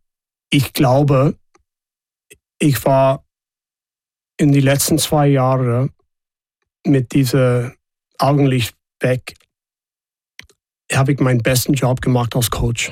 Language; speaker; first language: German; non-native, fluent; English